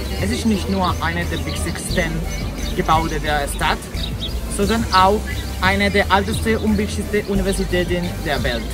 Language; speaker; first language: German; non-native, learner; Spanish